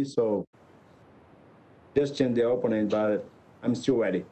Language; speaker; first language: English; non-native, learner; Portuguese